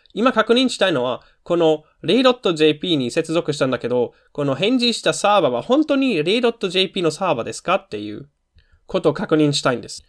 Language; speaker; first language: Japanese; non-native, fluent; German